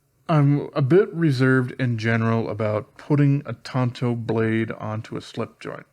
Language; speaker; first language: English; native; English